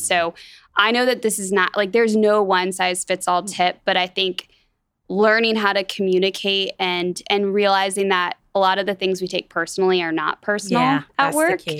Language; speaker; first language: English; native; English